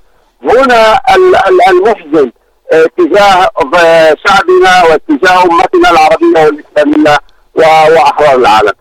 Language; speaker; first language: Arabic; native; Arabic